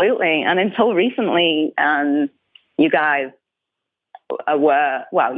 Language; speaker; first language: English; native; English